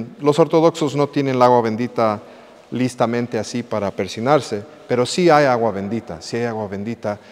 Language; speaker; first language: Spanish; early bilingual, heritage; English